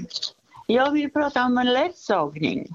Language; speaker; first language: Swedish; non-native, fluent; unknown